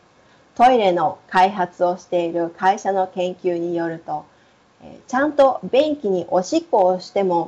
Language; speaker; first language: Japanese; native; Japanese